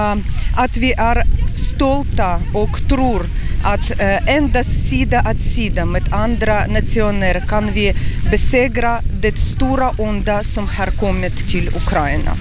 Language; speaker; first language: Swedish; non-native, learner; Ukrainian